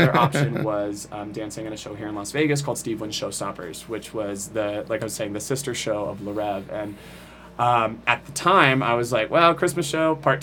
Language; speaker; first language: English; native; English